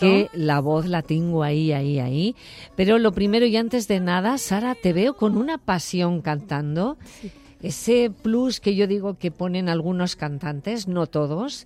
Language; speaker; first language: Spanish; native; Spanish